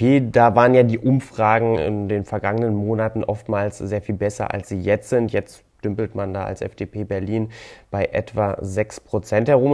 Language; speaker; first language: German; native; German